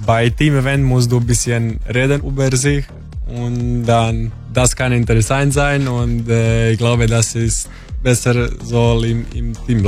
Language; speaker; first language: German; non-native, fluent; Croatian